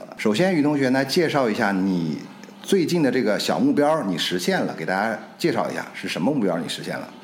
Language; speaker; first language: Chinese; native; Chinese